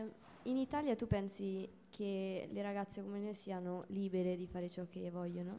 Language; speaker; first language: Italian; native; Italian